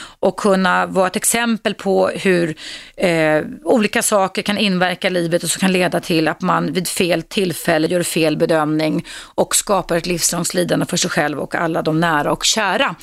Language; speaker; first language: Swedish; native; Swedish